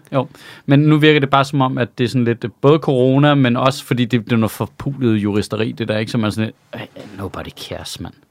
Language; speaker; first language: Danish; native; Danish